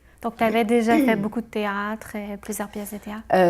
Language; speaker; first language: French; native; French